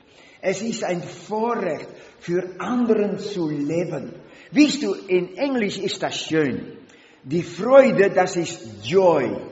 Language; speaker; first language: German; non-native, learner; Dutch